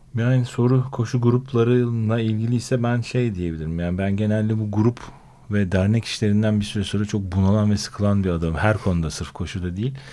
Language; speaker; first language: Turkish; native; Turkish